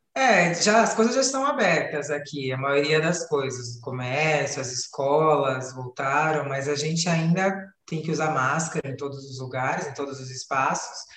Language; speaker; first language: Portuguese; native; Portuguese